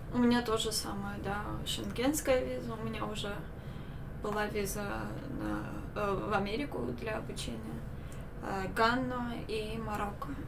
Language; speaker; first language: Russian; non-native, local second language; Armenian